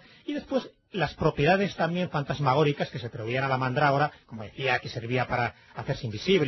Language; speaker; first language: Spanish; native; Spanish